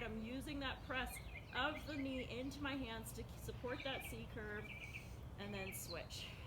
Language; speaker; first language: English; native; English